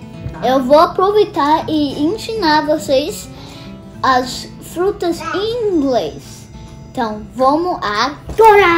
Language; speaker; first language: Portuguese; early bilingual, heritage; Portuguese